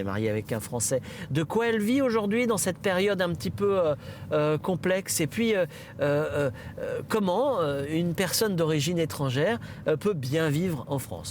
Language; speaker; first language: French; native; French